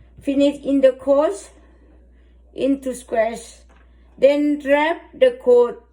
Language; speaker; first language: English; non-native, learner; Thai